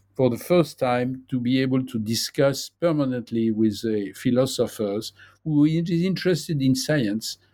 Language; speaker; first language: English; non-native, fluent; French